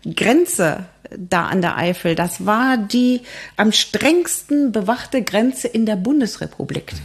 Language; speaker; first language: German; native; German